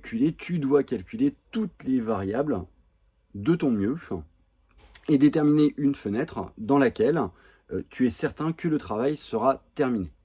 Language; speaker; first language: French; native; French